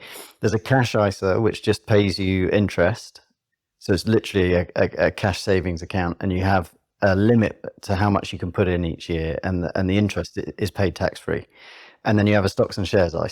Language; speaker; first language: English; native; English